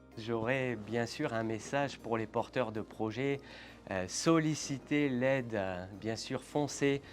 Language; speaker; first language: French; native; French